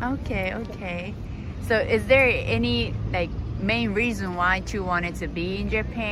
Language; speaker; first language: English; non-native, fluent; Japanese